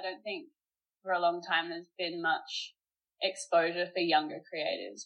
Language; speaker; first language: English; native; English